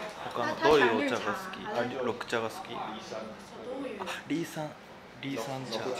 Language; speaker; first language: Japanese; native; Japanese